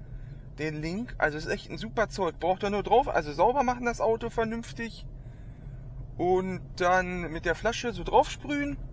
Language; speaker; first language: German; native; German